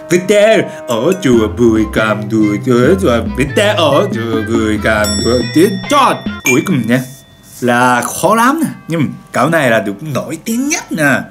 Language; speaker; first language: Vietnamese; non-native, learner; Japanese